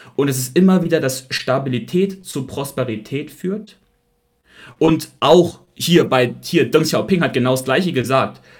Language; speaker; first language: German; early bilingual, heritage; Chinese